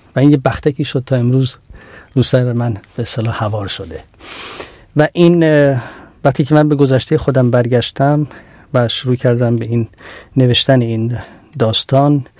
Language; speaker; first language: Persian; non-native, local second language; Central Kurdish